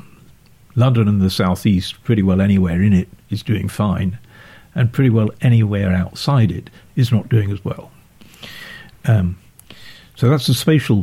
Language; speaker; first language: English; native; English